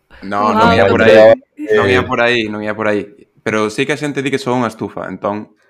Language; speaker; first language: Galician; non-native, local second language; Spanish